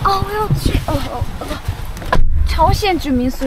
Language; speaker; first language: Chinese; non-native, learner; Korean